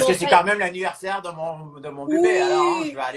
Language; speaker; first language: French; native; French